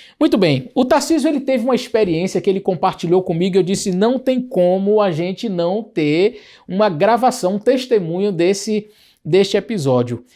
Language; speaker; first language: Portuguese; native; Portuguese